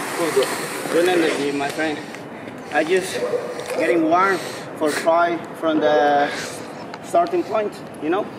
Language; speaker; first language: English; non-native, learner; Spanish